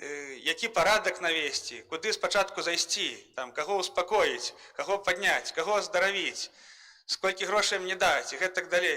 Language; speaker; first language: Belarusian; native; Belarusian